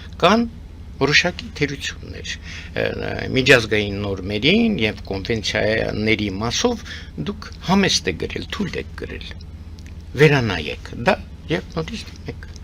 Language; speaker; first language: Armenian; early bilingual, heritage; Armenian